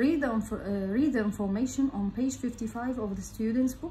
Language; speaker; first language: English; non-native, fluent; Arabic